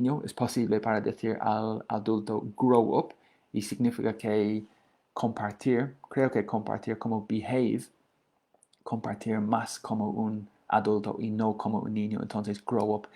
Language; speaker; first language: Spanish; non-native, learner; English